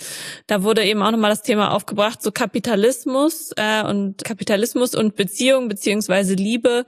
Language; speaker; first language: German; native; German